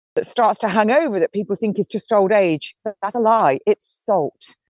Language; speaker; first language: English; native; English